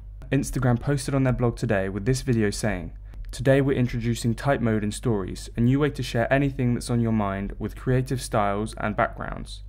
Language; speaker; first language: English; native; English